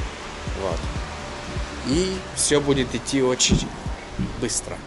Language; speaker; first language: Russian; native; Russian